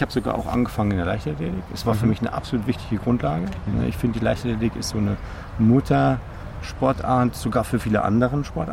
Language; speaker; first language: German; native; German